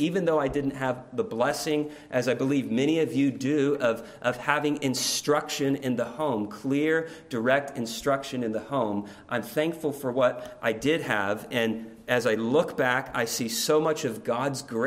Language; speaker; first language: English; native; English